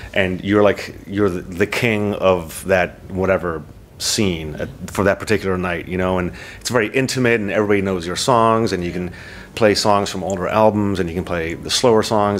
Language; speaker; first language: English; native; English